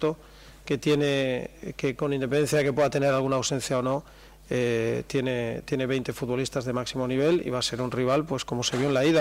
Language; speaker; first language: Spanish; native; Spanish